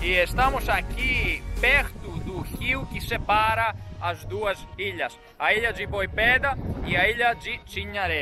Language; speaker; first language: Portuguese; non-native, fluent; Greek